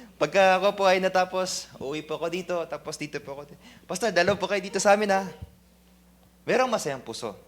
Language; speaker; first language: Filipino; non-native, fluent; Korean